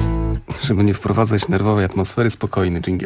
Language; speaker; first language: Polish; native; Polish